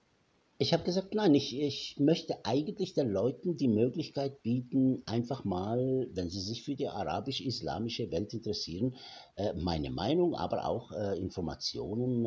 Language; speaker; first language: German; non-native, fluent; Arabic